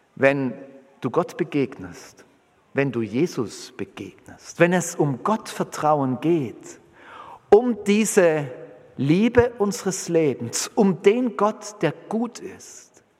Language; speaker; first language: German; native; German